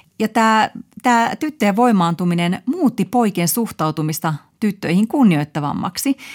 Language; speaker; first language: Finnish; native; Finnish